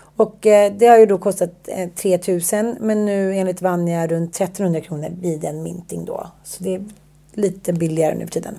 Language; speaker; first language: Swedish; native; Swedish